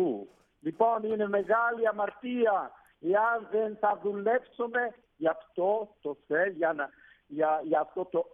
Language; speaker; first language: Greek; non-native, fluent; Italian